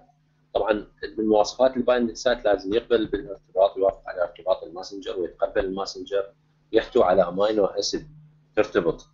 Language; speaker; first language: Arabic; native; Arabic